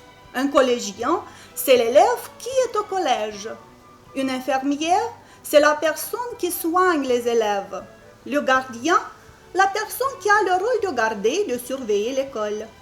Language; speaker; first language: French; non-native, fluent; Romanian